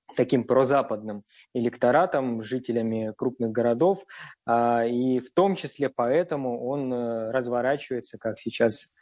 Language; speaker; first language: Russian; native; Russian